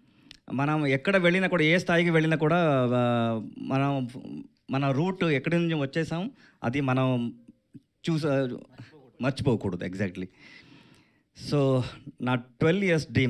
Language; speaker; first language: Telugu; non-native, learner; Kannada